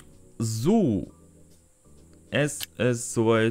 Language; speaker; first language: German; non-native, learner; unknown